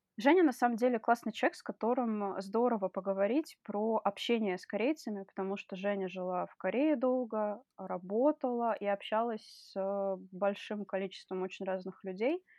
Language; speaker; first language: Russian; native; Russian